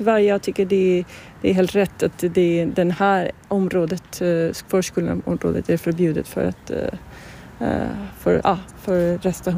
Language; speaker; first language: Swedish; non-native, fluent; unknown